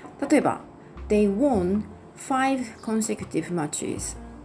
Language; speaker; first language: English; non-native, fluent; Japanese